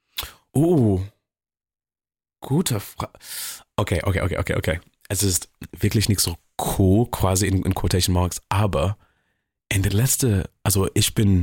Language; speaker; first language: German; non-native, fluent; English